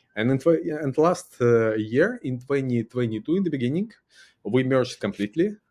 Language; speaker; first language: English; non-native, fluent; Uzbek